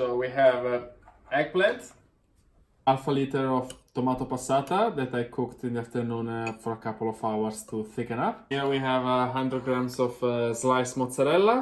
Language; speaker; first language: English; non-native, fluent; Italian